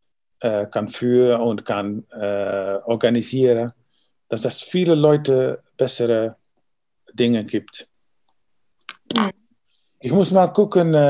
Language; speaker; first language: German; non-native, learner; Dutch